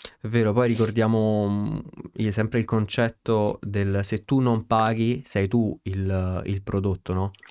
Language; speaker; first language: Italian; early bilingual, other home language; Romanian